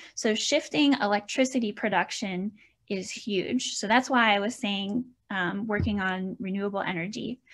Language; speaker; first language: English; native; English